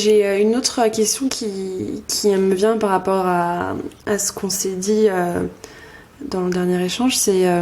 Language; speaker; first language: French; native; French